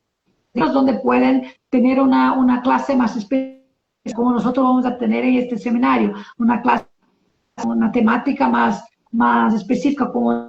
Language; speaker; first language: Spanish; non-native, learner; Portuguese